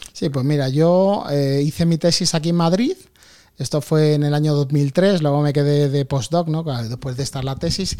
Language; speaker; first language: Spanish; native; Spanish